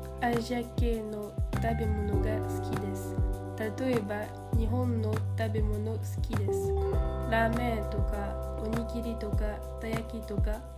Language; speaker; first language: Japanese; non-native, learner; French